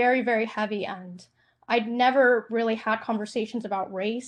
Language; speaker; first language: English; native; English